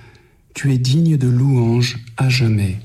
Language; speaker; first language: French; native; French